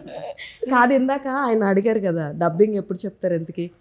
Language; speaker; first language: Telugu; native; Telugu